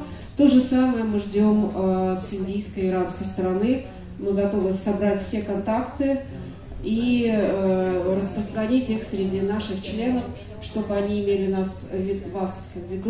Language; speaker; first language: Russian; native; Russian